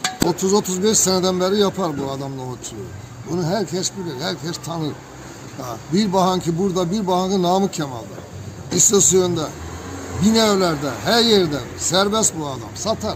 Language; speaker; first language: Turkish; native; Turkish